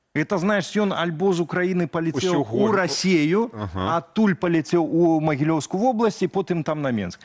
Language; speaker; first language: Belarusian; native; Belarusian